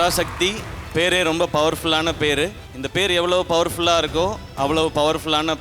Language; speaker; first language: Tamil; native; Tamil